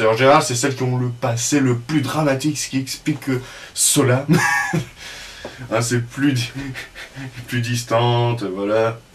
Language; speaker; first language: French; native; French